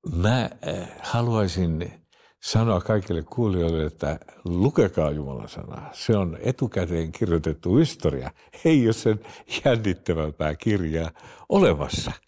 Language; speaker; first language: Finnish; early bilingual, heritage; Finnish